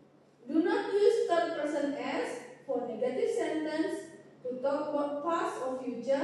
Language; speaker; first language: English; non-native, fluent; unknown